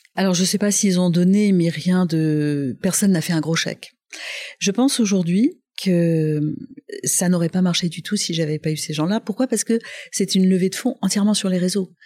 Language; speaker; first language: French; non-native, local second language; Arabic